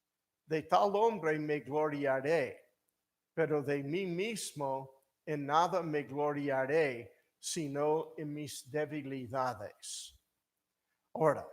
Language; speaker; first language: Spanish; non-native, fluent; English